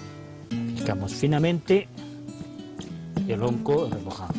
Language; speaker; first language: Spanish; non-native, fluent; Chinese